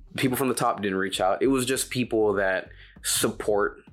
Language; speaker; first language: English; native; English